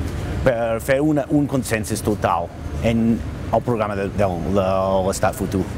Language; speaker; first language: Catalan; non-native, fluent; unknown